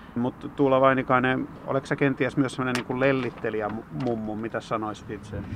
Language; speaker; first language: Finnish; native; Finnish